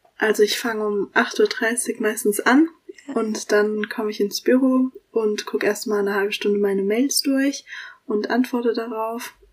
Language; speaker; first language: German; native; German